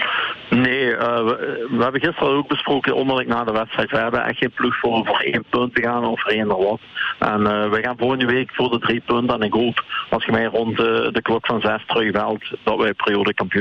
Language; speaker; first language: Dutch; native; Dutch